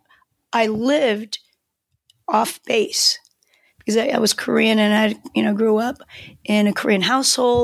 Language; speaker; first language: English; non-native, fluent; Korean